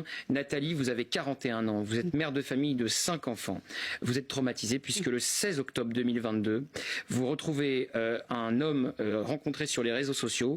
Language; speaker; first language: French; native; French